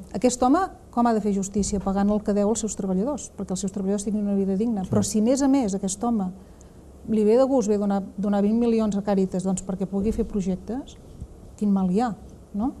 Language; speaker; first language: Catalan; native; Catalan